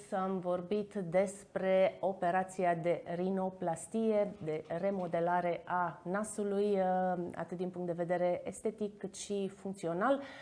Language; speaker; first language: Romanian; native; Romanian